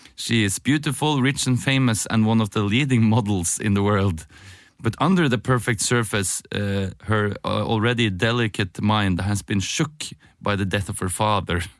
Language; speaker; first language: English; non-native, fluent; Norwegian